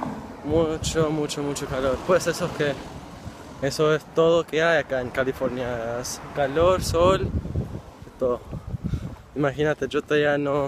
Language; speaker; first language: Spanish; early bilingual, other home language; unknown